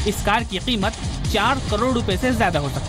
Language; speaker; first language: Hindi; native; Hindi